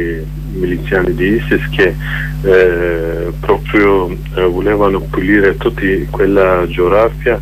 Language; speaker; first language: Italian; non-native, learner; Kurdish